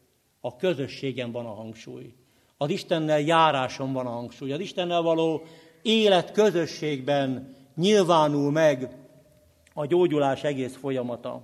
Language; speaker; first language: Hungarian; native; Hungarian